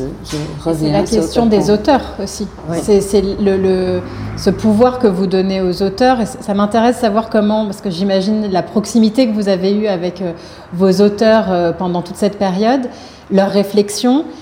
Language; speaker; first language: French; native; French